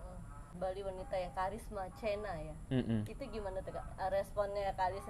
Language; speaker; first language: Indonesian; native; Indonesian